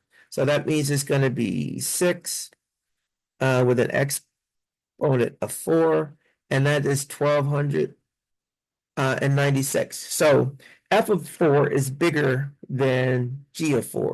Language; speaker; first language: English; native; English